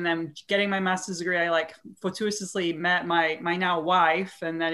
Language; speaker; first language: English; native; English